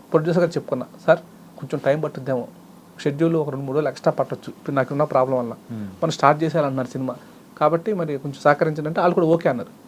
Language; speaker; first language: Telugu; native; Telugu